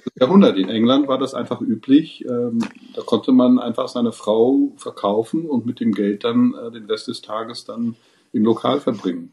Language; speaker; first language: German; non-native, fluent; English